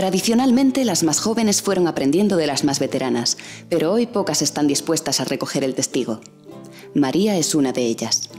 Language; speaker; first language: Spanish; native; Spanish